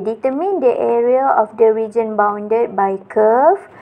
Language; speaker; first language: English; non-native, local second language; Malay